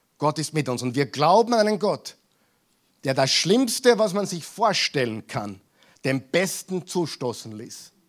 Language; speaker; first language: German; non-native, fluent; English